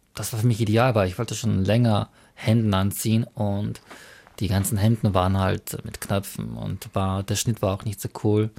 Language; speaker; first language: German; early bilingual, other home language; Mongolian